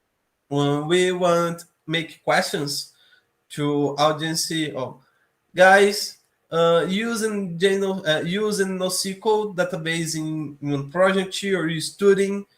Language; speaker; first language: English; non-native, learner; Portuguese